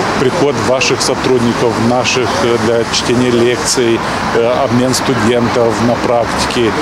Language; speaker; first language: Russian; non-native, local second language; Romanian